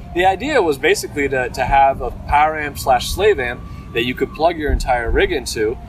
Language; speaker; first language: English; early bilingual, other home language; Italian